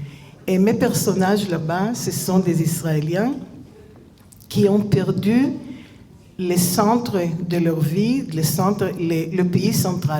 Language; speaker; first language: French; non-native, fluent; Hebrew